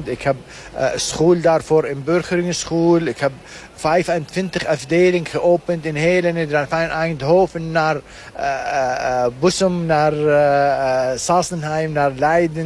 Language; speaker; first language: Dutch; non-native, learner; Arabic